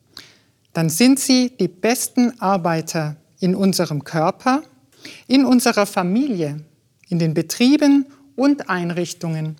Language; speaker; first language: German; native; German